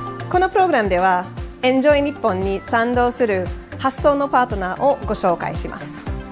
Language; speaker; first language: Japanese; non-native, fluent; English